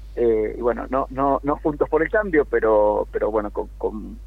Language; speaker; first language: Spanish; native; Spanish